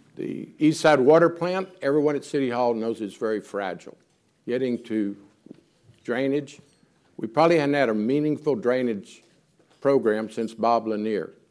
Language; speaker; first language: English; native; English